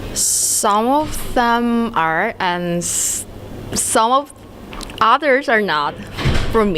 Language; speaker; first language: English; non-native, learner; Korean